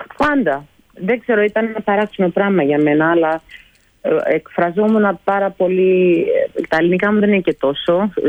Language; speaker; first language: Greek; early bilingual, heritage; Greek